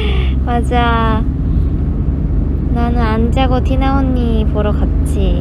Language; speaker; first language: Korean; non-native, fluent; Japanese